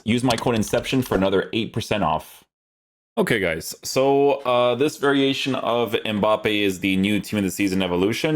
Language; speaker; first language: English; native; English